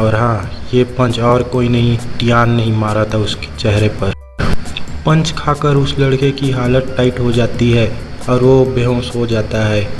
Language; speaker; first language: Hindi; native; Hindi